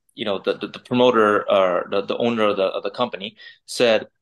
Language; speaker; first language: English; native; English